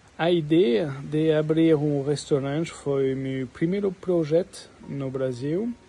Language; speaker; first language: Portuguese; non-native, fluent; French